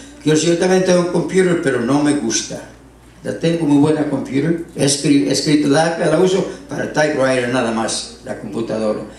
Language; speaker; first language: Spanish; native; Spanish